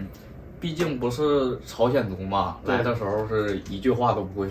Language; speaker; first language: Chinese; native; Chinese